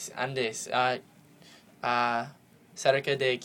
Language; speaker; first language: Spanish; non-native, learner; English